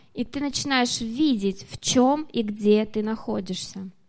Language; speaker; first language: Russian; native; Russian